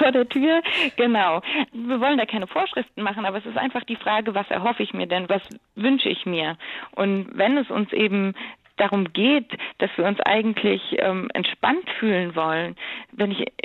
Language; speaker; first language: German; native; German